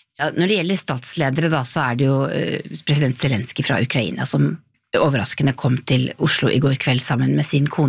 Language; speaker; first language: Norwegian; native; Norwegian